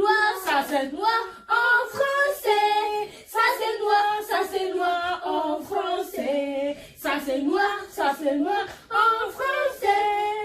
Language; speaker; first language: French; non-native, learner; Igbo